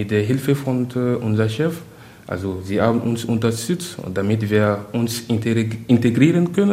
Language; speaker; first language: German; non-native, learner; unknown